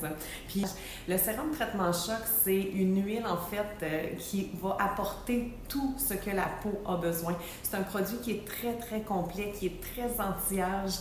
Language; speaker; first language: French; native; French